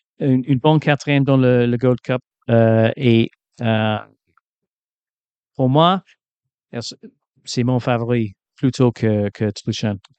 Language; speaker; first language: French; non-native, fluent; English